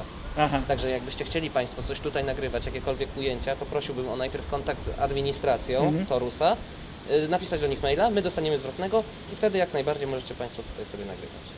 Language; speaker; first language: Polish; native; Polish